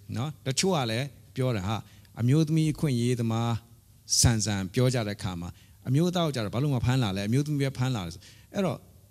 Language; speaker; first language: Burmese; non-native, local second language; Hakha Chin